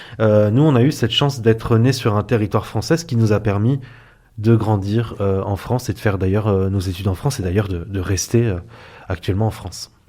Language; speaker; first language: French; early bilingual, other home language; Arabic